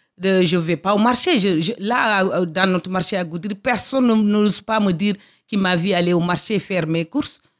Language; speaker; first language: French; non-native, local second language; Fula